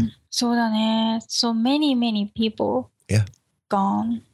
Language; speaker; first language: English; non-native, learner; Japanese